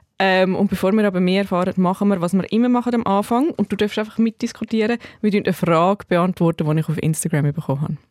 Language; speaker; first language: German; native; German